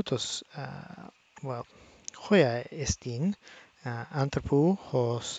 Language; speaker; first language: Greek; non-native, learner; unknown